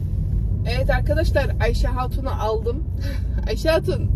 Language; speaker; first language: Turkish; early bilingual, heritage; Turkish